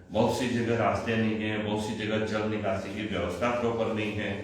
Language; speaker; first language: Hindi; non-native, local second language; Bangla